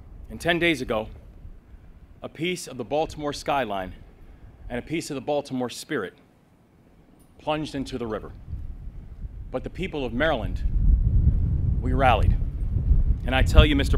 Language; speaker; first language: English; native; English